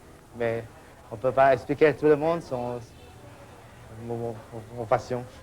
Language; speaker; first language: French; non-native, fluent; Vietnamese